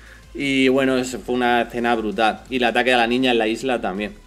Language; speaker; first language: Spanish; native; Spanish